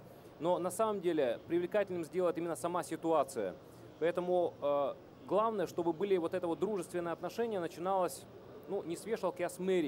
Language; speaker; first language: Russian; native; Russian